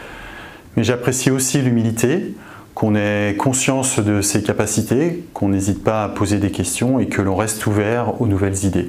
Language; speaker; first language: French; native; French